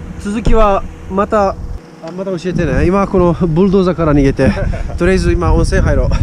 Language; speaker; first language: Japanese; non-native, fluent; Romanian